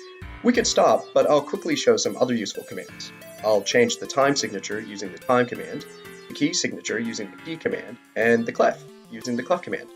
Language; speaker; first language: English; native; English